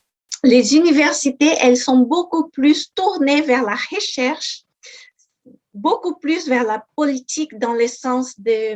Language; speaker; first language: French; non-native, fluent; Portuguese